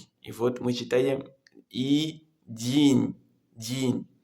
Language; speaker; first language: Russian; non-native, learner; Comorian